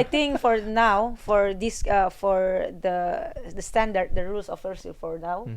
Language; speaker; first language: English; non-native, fluent; Indonesian